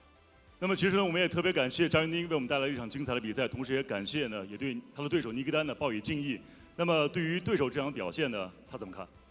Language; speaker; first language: Chinese; native; Chinese